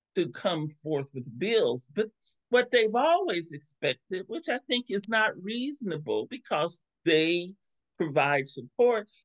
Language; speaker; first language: English; native; English